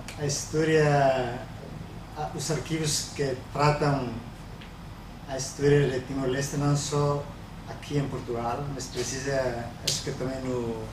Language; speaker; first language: Portuguese; non-native, learner; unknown